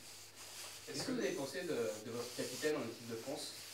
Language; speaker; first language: French; native; French